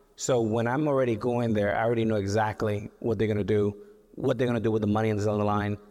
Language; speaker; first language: English; native; English